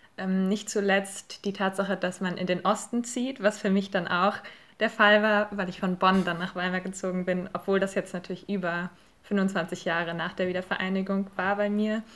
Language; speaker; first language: German; native; German